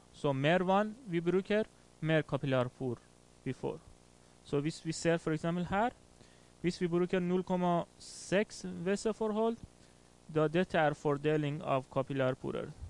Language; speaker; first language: Norwegian; non-native, fluent; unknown